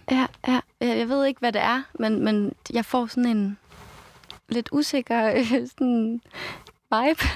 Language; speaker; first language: Danish; native; Danish